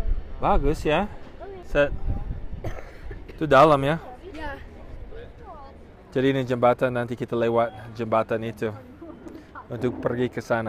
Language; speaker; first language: Indonesian; non-native, fluent; English